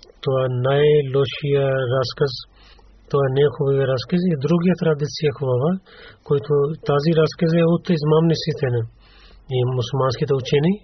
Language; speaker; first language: Bulgarian; non-native, learner; Urdu